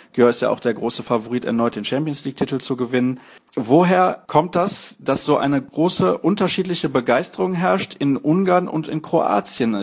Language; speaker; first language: German; native; German